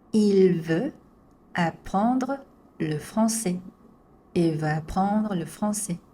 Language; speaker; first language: French; non-native, fluent; Korean